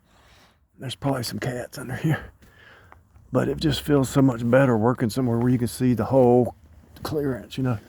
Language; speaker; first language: English; native; English